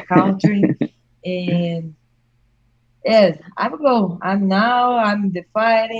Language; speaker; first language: English; non-native, learner; Portuguese